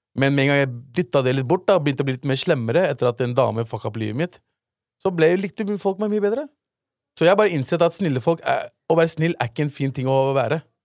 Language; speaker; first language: Norwegian; early bilingual, other home language; Urdu